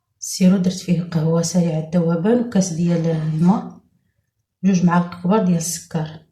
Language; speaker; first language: Arabic; native; Arabic